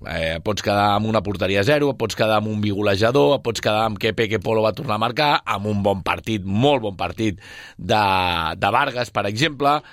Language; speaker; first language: Catalan; native; Catalan